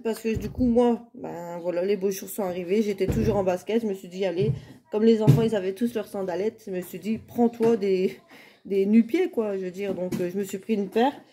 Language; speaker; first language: French; native; French